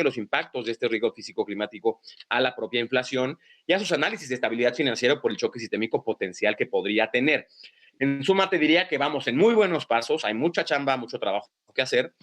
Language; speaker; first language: Spanish; native; Spanish